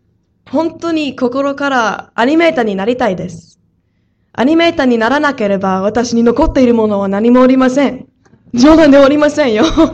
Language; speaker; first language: Japanese; non-native, fluent; English